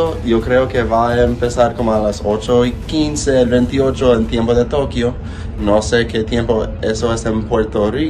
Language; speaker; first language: Spanish; early bilingual, heritage; English